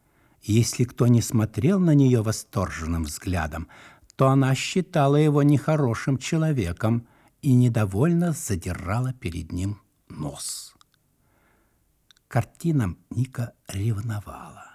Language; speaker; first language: Russian; native; Russian